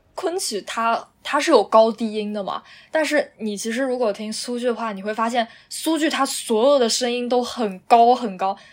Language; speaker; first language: Chinese; native; Chinese